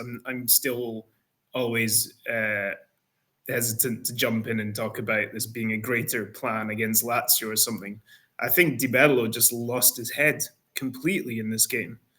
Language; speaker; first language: English; native; English